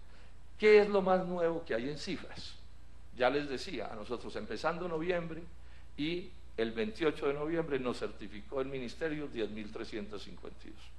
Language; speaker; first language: Spanish; native; Spanish